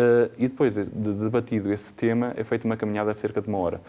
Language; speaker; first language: Portuguese; native; Portuguese